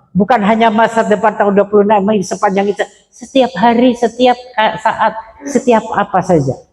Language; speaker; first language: Indonesian; non-native, local second language; Madurese